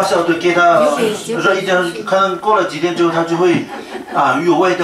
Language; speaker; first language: Chinese; non-native, fluent; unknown